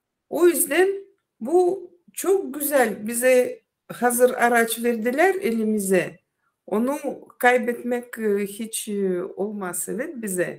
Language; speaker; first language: Turkish; non-native, learner; Russian